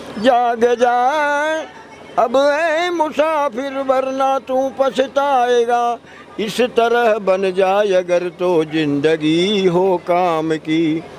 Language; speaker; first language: Hindi; native; Hindi